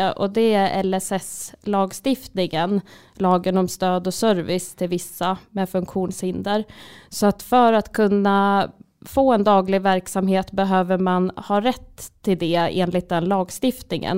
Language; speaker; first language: Swedish; native; Swedish